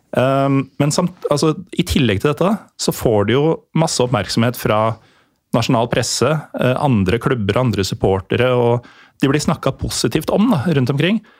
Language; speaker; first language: Norwegian; native; Norwegian